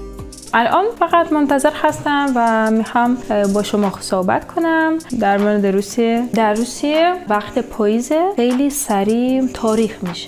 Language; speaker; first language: Persian; non-native, learner; Russian